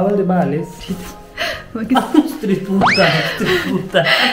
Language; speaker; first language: Filipino; non-native, learner; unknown